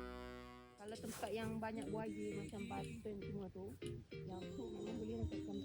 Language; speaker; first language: Malay; native; Malay